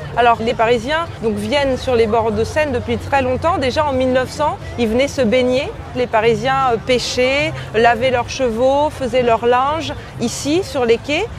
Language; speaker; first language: French; native; French